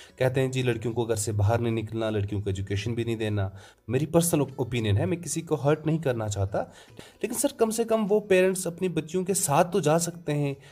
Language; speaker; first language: Urdu; non-native, local second language; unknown